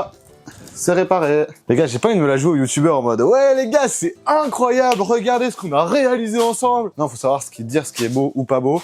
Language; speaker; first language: French; native; French